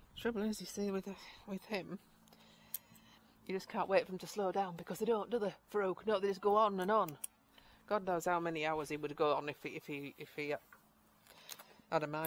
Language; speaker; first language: English; native; English